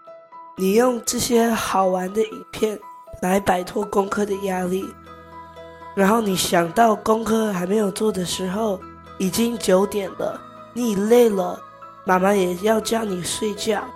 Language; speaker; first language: Chinese; early bilingual, heritage; Chinese